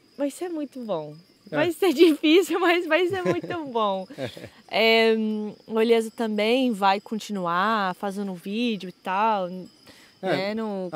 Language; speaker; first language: Portuguese; non-native, fluent; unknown